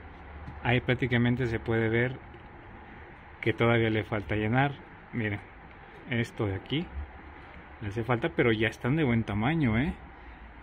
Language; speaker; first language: Spanish; native; Spanish